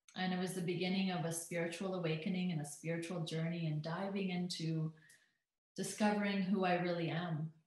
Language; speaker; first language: English; native; English